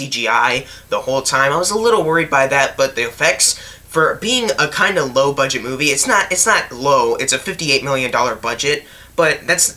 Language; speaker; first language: English; native; English